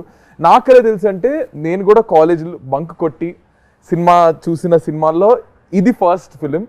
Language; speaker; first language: Telugu; native; Telugu